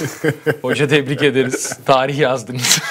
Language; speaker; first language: Turkish; native; Turkish